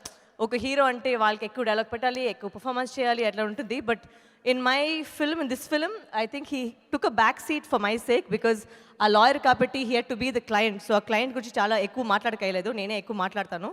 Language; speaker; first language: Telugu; non-native, local second language; Tamil